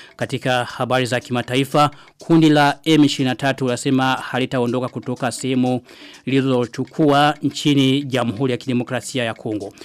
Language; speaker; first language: Swahili; non-native, local second language; Rundi